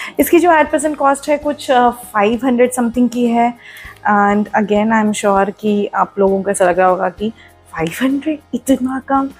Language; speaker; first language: Hindi; non-native, local second language; Marathi